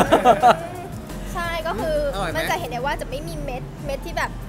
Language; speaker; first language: Thai; native; Thai